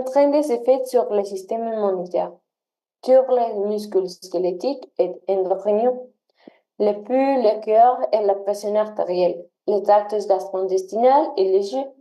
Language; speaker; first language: French; non-native, learner; Spanish